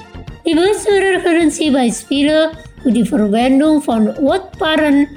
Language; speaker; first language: German; non-native, fluent; Indonesian